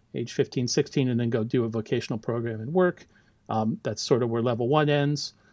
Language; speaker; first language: English; native; English